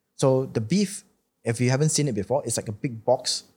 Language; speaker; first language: English; non-native, local second language; Chinese